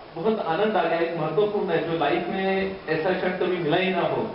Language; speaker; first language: Hindi; non-native, local second language; Marathi